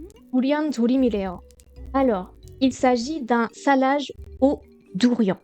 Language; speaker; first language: French; native; French